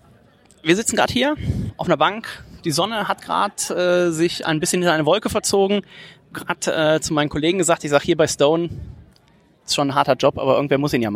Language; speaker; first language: German; native; German